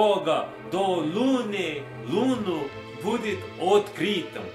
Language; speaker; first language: Russian; non-native, learner; English